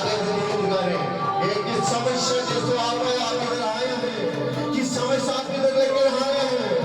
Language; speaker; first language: Hindi; non-native, local second language; Telugu